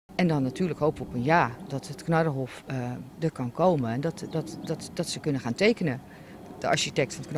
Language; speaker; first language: Dutch; native; Dutch